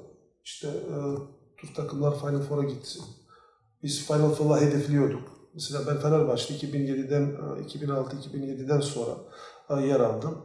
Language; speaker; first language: Turkish; non-native, fluent; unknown